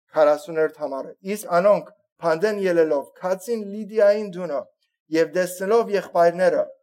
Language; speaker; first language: Armenian; early bilingual, heritage; Armenian